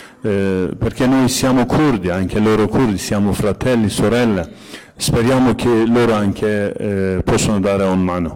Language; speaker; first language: Italian; non-native, fluent; Kurdish